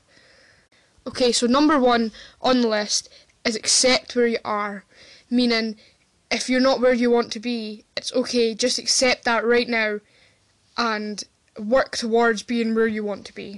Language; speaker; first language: English; native; English